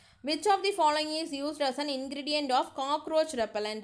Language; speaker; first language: English; non-native, local second language; Tamil